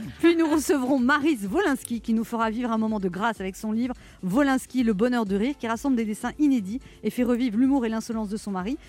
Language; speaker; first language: French; native; French